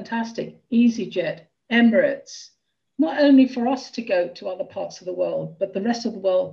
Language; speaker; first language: English; native; English